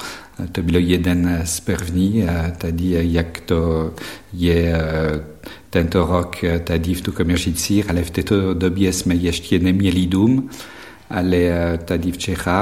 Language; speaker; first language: Czech; non-native, fluent; French